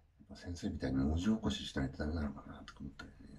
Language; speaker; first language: Japanese; native; Japanese